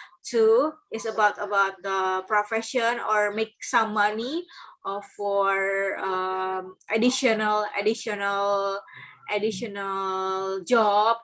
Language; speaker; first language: English; non-native, learner; Indonesian